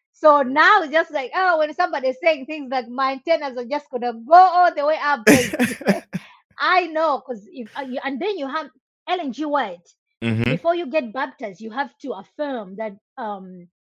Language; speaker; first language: English; non-native, local second language; Nyanja